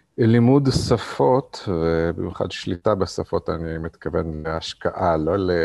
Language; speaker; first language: Hebrew; non-native, fluent; Russian